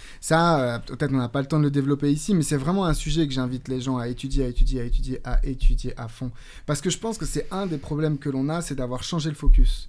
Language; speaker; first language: French; native; French